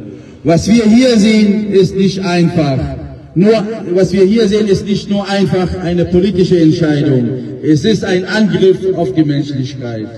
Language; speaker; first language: German; non-native, fluent; Pashto